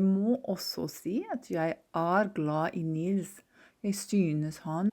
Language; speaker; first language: Norwegian; non-native, learner; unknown